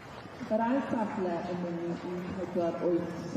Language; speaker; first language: Welsh; non-native, learner; English